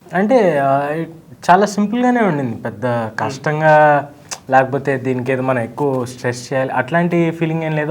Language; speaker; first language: Telugu; native; Telugu